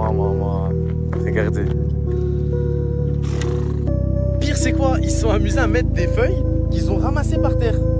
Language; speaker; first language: French; native; French